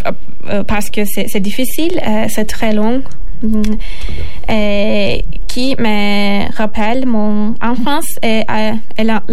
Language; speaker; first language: French; non-native, learner; Turkish